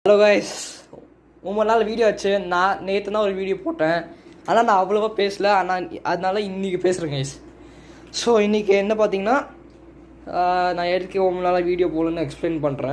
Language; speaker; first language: Tamil; early bilingual, heritage; Tamil